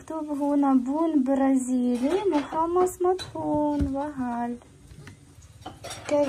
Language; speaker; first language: Arabic; non-native, fluent; Ukrainian